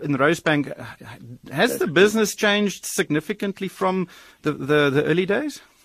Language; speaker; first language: English; non-native, local second language; Afrikaans